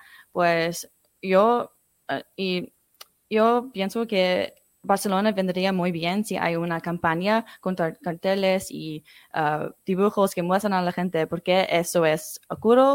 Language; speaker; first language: Spanish; non-native, fluent; English